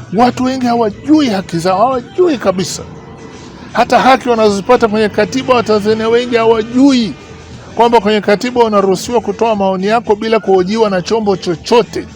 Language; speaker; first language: Swahili; native; Swahili